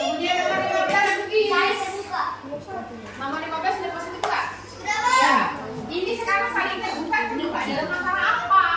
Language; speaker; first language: Indonesian; native; Indonesian